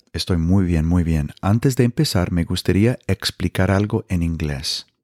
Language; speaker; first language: Spanish; non-native, fluent; English